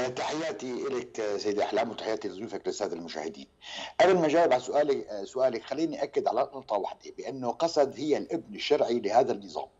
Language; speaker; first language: Arabic; native; Arabic